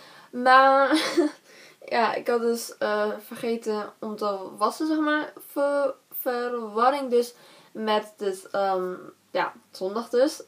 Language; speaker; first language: Dutch; native; Dutch